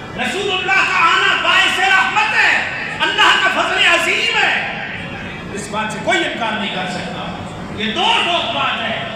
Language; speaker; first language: Urdu; non-native, local second language; Punjabi